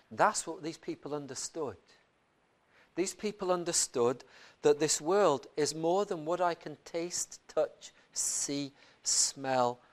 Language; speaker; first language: English; native; English